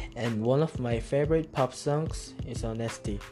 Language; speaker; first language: English; early bilingual, other home language; Korean